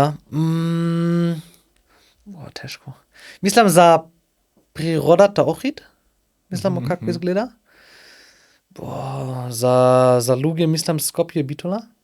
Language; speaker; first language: Macedonian; non-native, learner; German